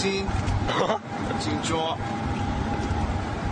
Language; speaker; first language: Chinese; non-native, learner; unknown